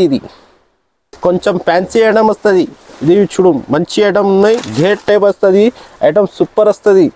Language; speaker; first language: Telugu; non-native, local second language; Urdu